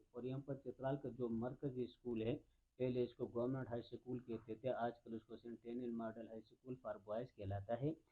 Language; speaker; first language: Urdu; non-native, local second language; Khowar